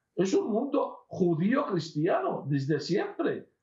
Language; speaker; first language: Spanish; non-native, fluent; Arabic